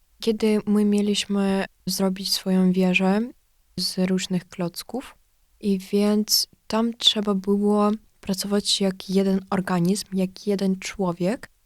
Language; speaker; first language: Polish; non-native, learner; Ukrainian